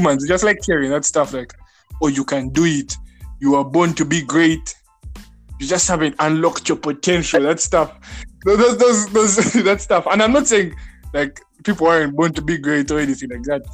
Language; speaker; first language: English; non-native, local second language; Ganda